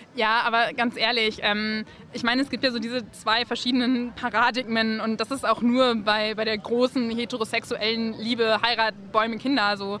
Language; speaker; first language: German; native; German